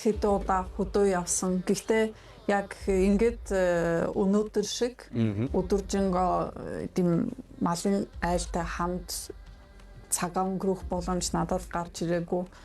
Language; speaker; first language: Mongolian; non-native, fluent; Polish